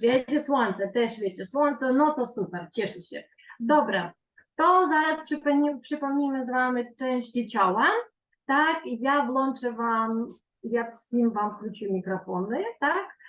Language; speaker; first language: Polish; non-native, fluent; Ukrainian